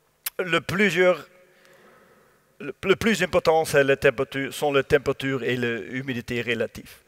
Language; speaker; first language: French; non-native, learner; Dutch